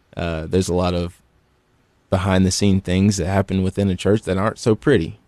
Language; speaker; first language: English; native; English